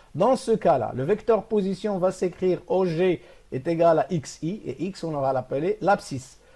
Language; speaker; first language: French; non-native, local second language; Arabic